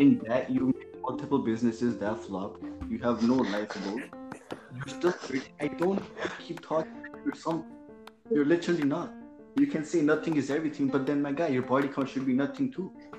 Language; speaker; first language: English; early bilingual, other home language; Punjabi